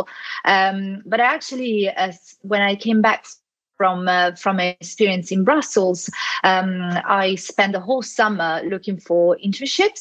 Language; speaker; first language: English; non-native, fluent; Italian